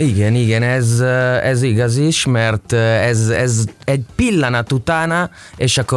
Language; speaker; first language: Hungarian; non-native, learner; Italian